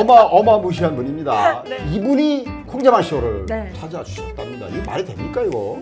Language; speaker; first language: Korean; native; Korean